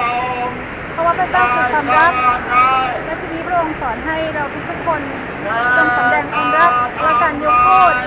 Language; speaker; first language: Thai; native; Thai